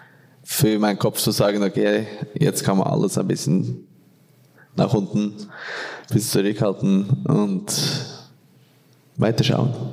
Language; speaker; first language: German; non-native, fluent; Norwegian